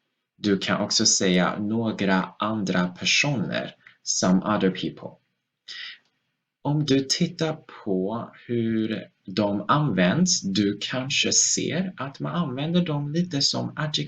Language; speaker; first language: Swedish; non-native, fluent; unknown